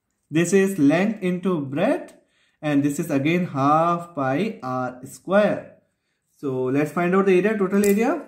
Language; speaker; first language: English; non-native, local second language; Hindi